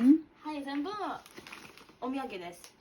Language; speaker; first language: Japanese; non-native, learner; English